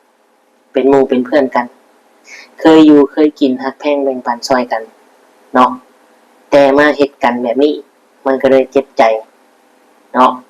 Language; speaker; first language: Thai; non-native, local second language; Northeastern Thai